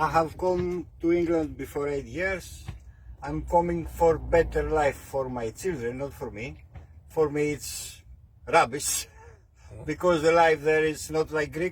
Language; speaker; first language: English; non-native, learner; Greek